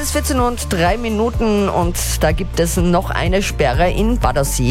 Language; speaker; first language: German; native; German